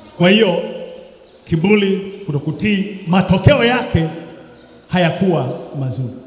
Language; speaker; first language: Swahili; native; Swahili